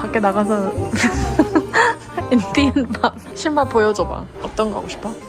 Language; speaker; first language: Korean; early bilingual, heritage; English